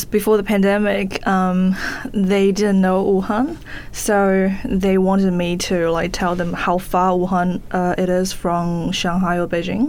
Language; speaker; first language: English; non-native, fluent; Chinese